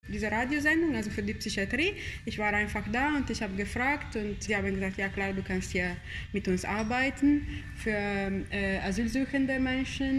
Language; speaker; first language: German; non-native, fluent; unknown